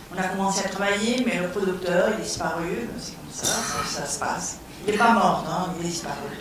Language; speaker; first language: French; non-native, fluent; Spanish